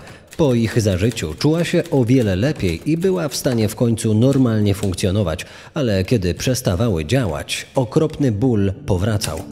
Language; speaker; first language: Polish; native; Polish